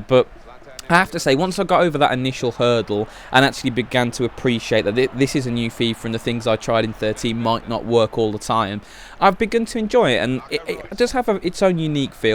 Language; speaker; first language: English; native; English